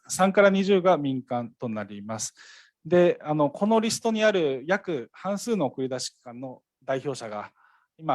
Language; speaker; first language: Japanese; native; Japanese